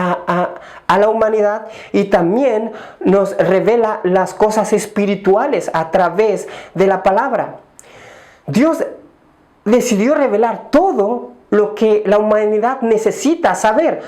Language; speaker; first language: Spanish; native; Spanish